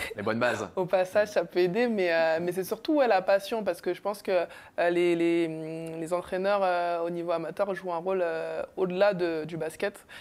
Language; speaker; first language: French; native; French